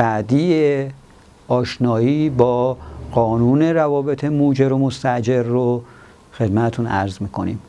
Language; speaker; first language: Persian; native; Persian